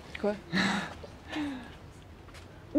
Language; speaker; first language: French; native; French